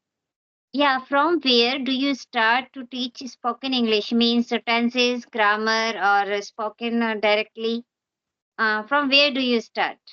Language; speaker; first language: English; non-native, local second language; Hindi